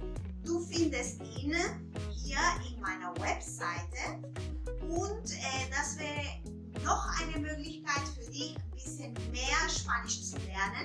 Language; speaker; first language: German; non-native, fluent; Spanish